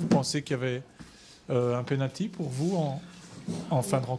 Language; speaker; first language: French; native; French